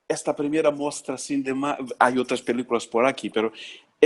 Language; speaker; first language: Spanish; non-native, learner; Portuguese